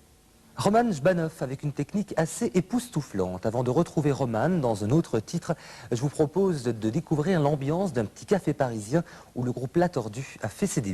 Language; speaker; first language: French; native; French